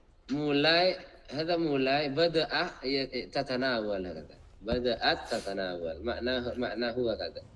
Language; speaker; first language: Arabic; non-native, fluent; Indonesian